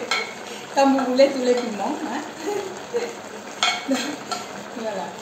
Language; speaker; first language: French; non-native, learner; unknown